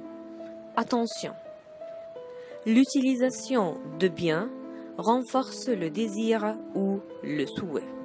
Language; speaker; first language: French; non-native, fluent; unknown